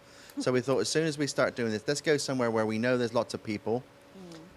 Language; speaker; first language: English; native; English